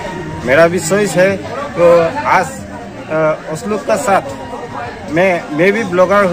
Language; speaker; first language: Hindi; non-native, local second language; Assamese